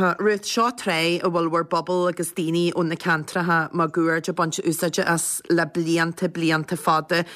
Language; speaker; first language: Irish; native; Irish